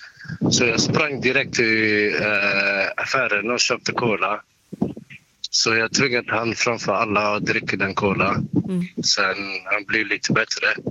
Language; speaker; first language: Swedish; non-native, learner; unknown